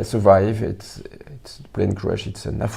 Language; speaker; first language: English; non-native, learner; French